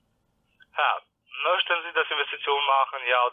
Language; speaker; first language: German; non-native, learner; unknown